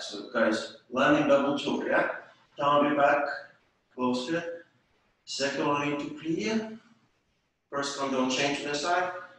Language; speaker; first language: English; non-native, fluent; Estonian